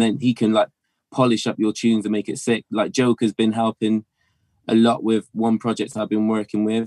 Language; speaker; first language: English; native; English